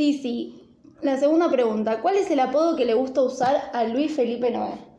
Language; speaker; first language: Spanish; native; Spanish